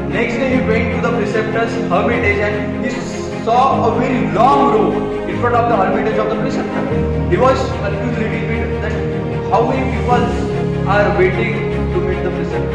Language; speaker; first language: English; non-native, local second language; Marathi